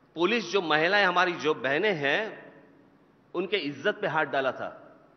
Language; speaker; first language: Hindi; non-native, local second language; Marathi